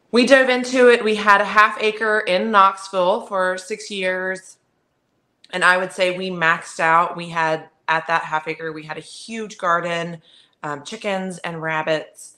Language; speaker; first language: English; native; English